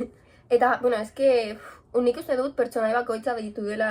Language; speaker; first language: Basque; non-native, local second language; Spanish